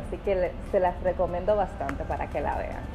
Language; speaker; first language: Spanish; native; Spanish